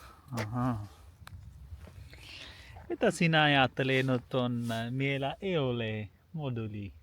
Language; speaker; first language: Finnish; non-native, learner; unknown